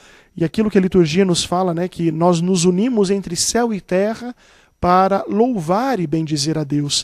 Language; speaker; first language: Portuguese; native; Portuguese